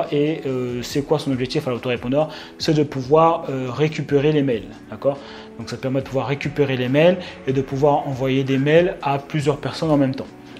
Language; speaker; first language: French; native; French